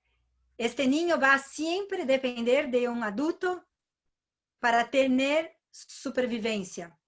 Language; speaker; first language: Spanish; non-native, learner; Portuguese